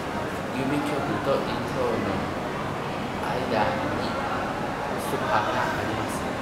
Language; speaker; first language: Japanese; non-native, learner; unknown